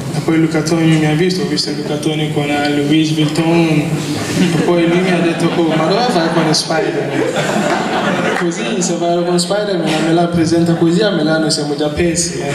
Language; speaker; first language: Italian; non-native, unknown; Akan